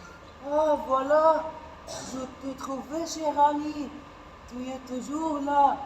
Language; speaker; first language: French; non-native, learner; Arabic